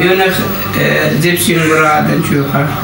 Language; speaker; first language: German; non-native, learner; Arabic